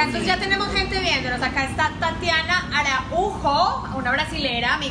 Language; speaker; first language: Spanish; native; Spanish